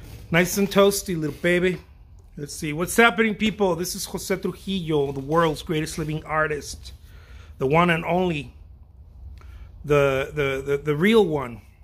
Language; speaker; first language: English; non-native, fluent; Spanish